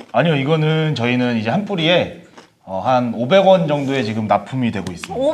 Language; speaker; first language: Korean; native; Korean